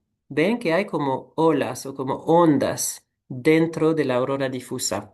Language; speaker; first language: Spanish; non-native, fluent; French